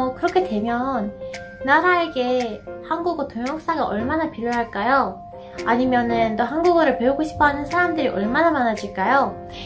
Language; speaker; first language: Korean; non-native, fluent; Persian